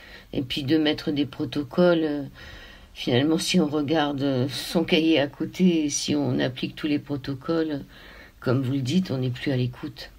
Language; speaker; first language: French; native; French